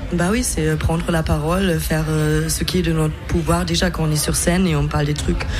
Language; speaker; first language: French; non-native, fluent; German